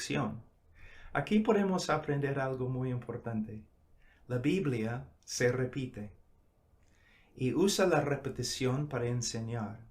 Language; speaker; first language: Spanish; non-native, fluent; English